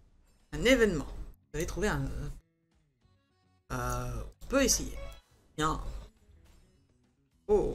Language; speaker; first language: French; native; French